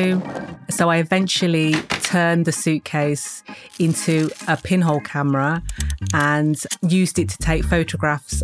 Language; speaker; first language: English; native; English